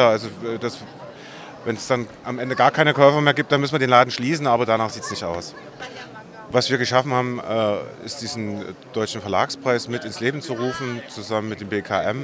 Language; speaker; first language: German; native; German